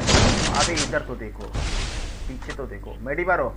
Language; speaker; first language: Hindi; native; Hindi